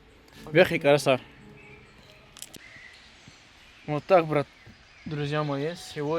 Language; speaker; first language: Russian; non-native, local second language; Lezghian